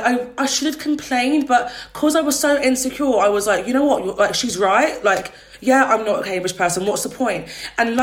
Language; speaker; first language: English; native; English